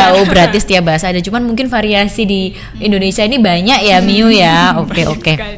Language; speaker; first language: Indonesian; native; Indonesian